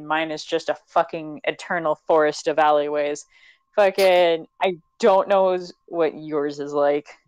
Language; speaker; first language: English; native; English